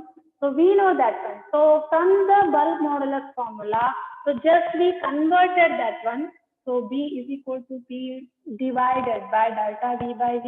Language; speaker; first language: English; non-native, local second language; Kannada